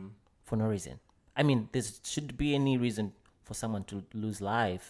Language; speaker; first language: English; non-native, local second language; Nyanja